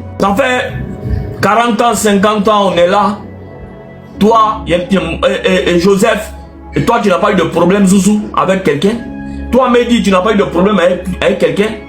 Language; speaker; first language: French; non-native, local second language; Arabic